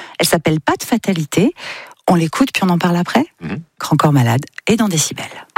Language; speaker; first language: French; native; French